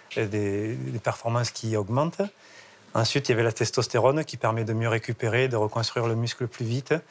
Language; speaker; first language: French; native; French